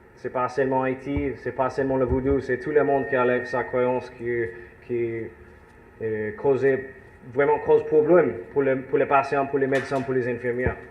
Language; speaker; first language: French; non-native, learner; English